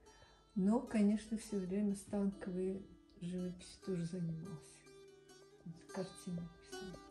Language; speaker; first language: Russian; non-native, local second language; Tajik